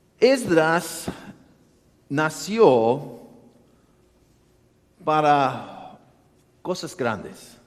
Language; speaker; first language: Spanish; non-native, learner; English